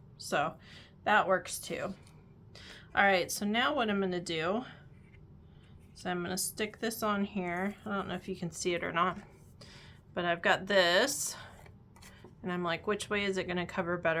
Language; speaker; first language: English; native; English